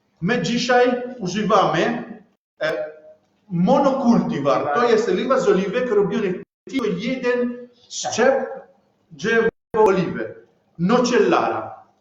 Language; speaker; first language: Polish; non-native, learner; Italian